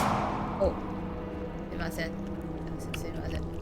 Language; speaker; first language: Japanese; non-native, learner; Chinese